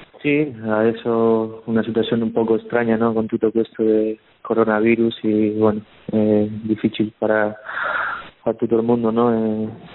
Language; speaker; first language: Italian; non-native, learner; Spanish